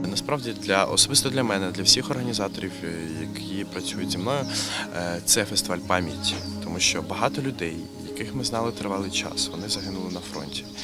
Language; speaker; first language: Ukrainian; native; Ukrainian